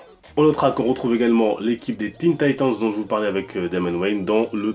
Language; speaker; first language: French; native; French